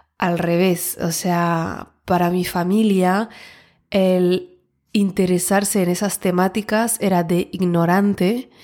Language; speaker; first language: Spanish; non-native, fluent; French